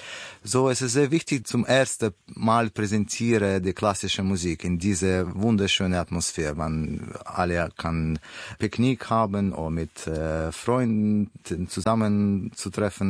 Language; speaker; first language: German; non-native, learner; Russian